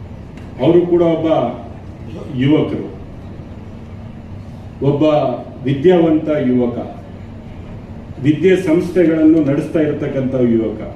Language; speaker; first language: Kannada; native; Kannada